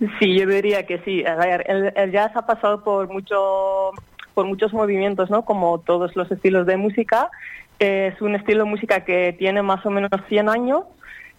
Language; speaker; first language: Spanish; non-native, fluent; Dutch